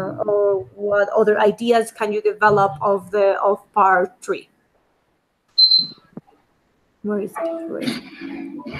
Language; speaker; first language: English; non-native, fluent; Spanish